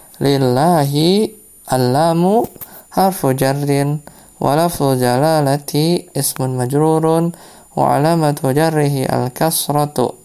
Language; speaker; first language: Arabic; non-native, fluent; Indonesian